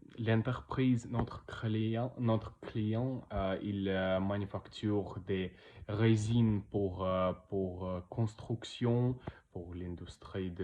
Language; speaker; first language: French; non-native, learner; Russian